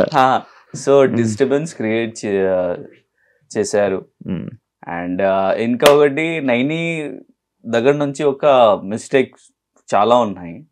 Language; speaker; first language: Telugu; non-native, learner; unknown